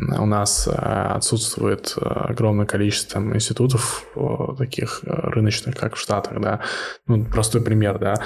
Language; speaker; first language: Russian; early bilingual, heritage; Russian